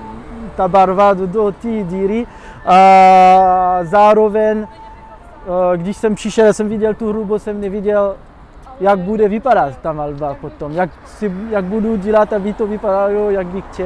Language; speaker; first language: Czech; non-native, fluent; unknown